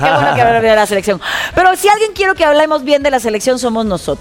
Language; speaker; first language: Spanish; native; Spanish